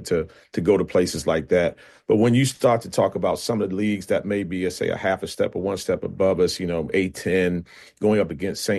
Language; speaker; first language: English; native; English